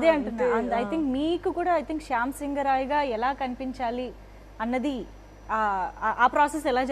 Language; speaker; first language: Telugu; native; Telugu